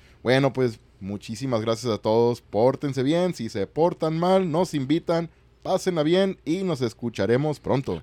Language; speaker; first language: Spanish; early bilingual, heritage; Spanish